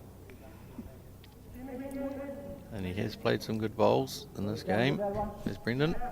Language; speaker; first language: English; native; English